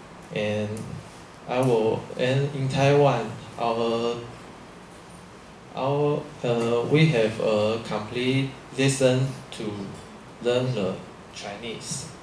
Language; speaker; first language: English; non-native, learner; Chinese